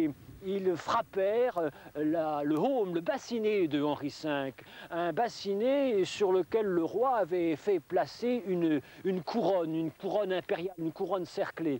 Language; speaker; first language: French; native; French